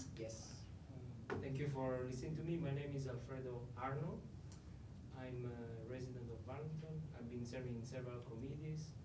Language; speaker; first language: English; non-native, fluent; Italian